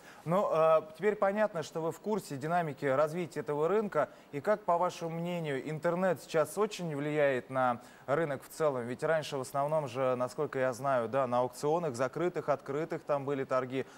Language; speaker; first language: Russian; native; Russian